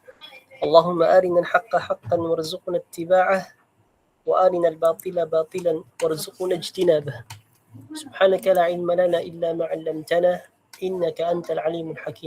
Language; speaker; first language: Arabic; non-native, fluent; Filipino